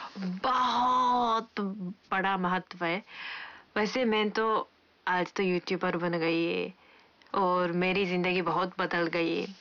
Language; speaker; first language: Hindi; non-native, fluent; Japanese